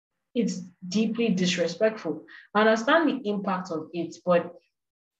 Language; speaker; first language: English; non-native, local second language; Yoruba